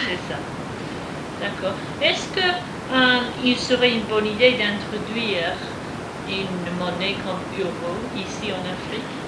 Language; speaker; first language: French; non-native, fluent; English